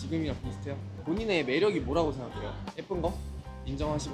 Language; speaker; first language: Korean; native; Korean